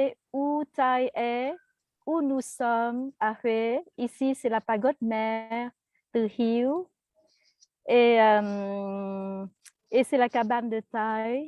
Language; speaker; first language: French; non-native, fluent; Vietnamese